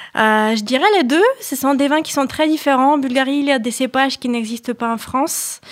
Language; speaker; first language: French; non-native, fluent; Bulgarian